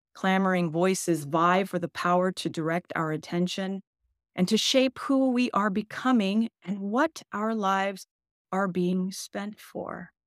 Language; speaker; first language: English; early bilingual, other home language; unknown